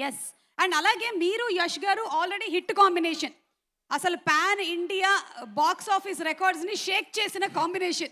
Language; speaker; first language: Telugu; native; Telugu